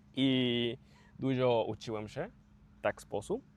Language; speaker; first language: Polish; non-native, learner; Spanish